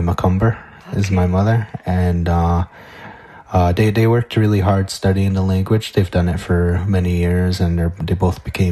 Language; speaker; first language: English; non-native, fluent; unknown